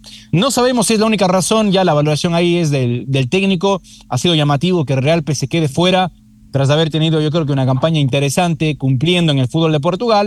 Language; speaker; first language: Spanish; native; Spanish